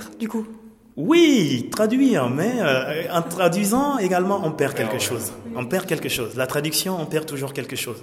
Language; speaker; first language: French; non-native, local second language; Mossi